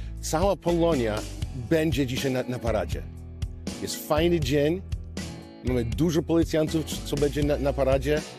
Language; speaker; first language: Polish; early bilingual, heritage; Polish